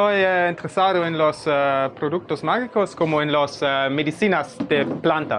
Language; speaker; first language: Spanish; non-native, learner; German